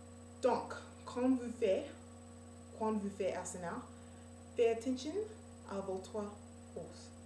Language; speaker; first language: French; non-native, learner; English